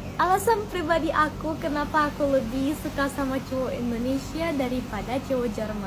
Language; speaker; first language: Indonesian; non-native, fluent; German